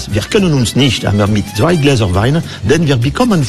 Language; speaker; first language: German; non-native, learner; French